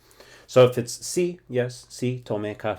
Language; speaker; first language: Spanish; non-native, fluent; English